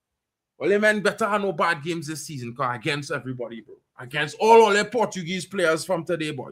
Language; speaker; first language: English; native; English